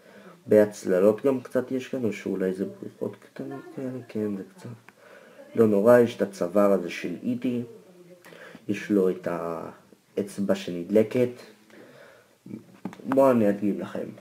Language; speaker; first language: Hebrew; native; Hebrew